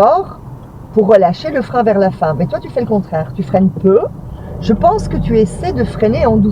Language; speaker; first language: French; native; French